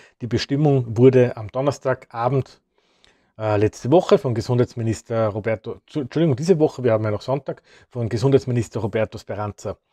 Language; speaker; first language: German; native; German